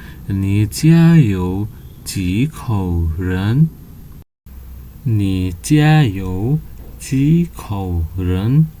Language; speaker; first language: Chinese; non-native, fluent; Nepali